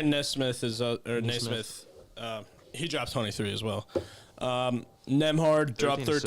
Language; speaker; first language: English; native; English